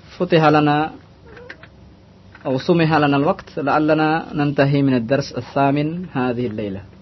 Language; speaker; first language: Arabic; non-native, fluent; Indonesian